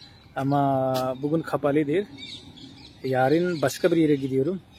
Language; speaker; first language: Turkish; non-native, fluent; Hindi